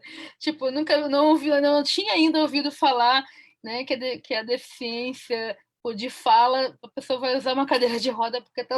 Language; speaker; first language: Portuguese; native; Portuguese